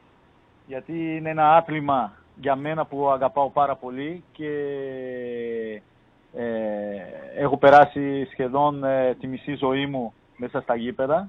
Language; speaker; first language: Greek; non-native, fluent; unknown